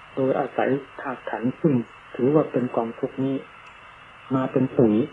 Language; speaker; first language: Thai; native; Thai